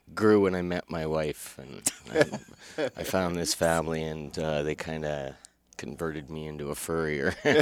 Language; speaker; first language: English; native; English